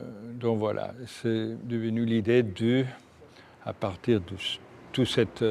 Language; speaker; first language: French; non-native, fluent; Spanish